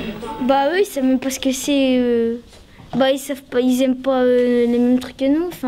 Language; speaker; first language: French; native; French